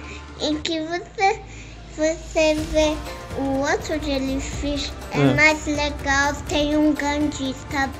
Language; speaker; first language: Portuguese; early bilingual, heritage; Portuguese